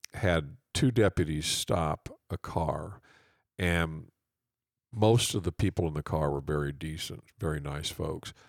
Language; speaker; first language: English; native; English